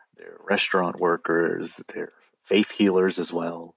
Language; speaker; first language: English; native; English